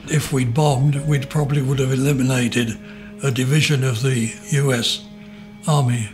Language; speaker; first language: English; native; English